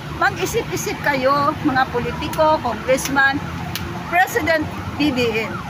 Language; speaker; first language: Filipino; non-native, local second language; Hiligaynon